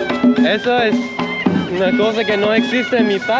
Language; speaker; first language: Spanish; non-native, learner; Swiss German